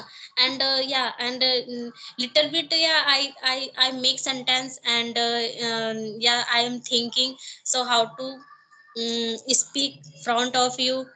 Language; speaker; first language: English; non-native, learner; Hindi